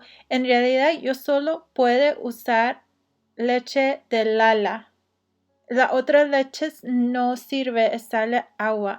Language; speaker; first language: Spanish; non-native, learner; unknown